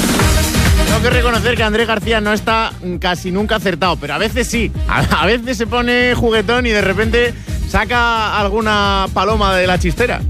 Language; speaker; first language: Spanish; native; Spanish